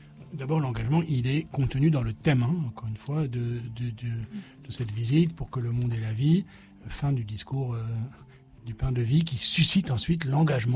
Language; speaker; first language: French; native; French